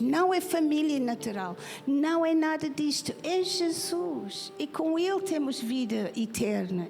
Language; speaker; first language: Portuguese; non-native, fluent; English